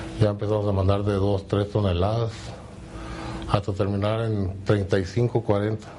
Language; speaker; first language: Spanish; native; Spanish